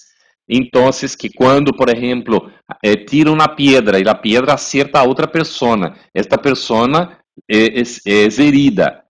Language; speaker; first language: Spanish; non-native, fluent; Portuguese